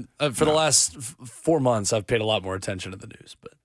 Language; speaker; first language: English; native; English